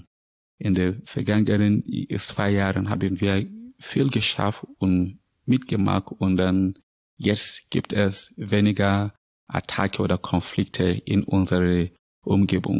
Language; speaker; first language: German; non-native, learner; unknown